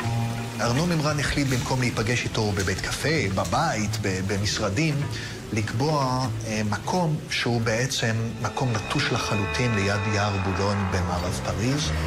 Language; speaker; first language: Hebrew; native; Hebrew